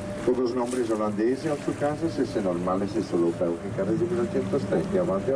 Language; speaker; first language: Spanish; non-native, learner; Dutch